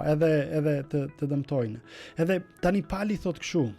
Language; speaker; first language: Albanian; native; Albanian